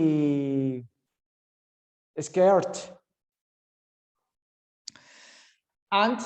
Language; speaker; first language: English; non-native, learner; Spanish